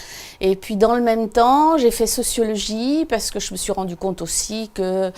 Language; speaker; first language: French; native; French